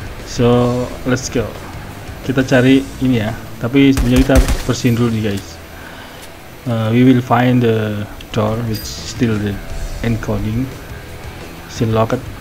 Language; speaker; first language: English; non-native, learner; Indonesian